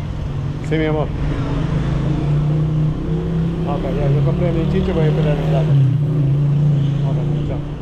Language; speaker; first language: Spanish; non-native, learner; English